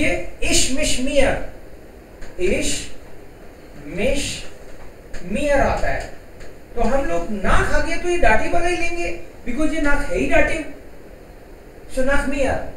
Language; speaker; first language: Hindi; non-native, local second language; Gujarati